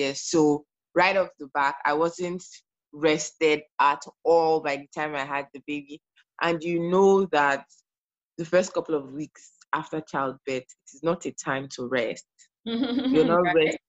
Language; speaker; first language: English; non-native, local second language; Yoruba